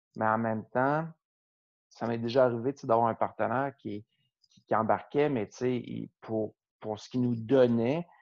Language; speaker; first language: French; native; French